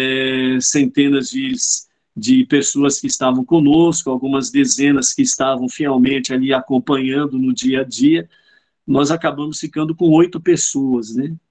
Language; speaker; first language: Portuguese; native; Portuguese